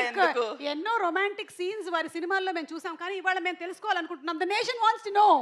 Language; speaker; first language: Telugu; native; Telugu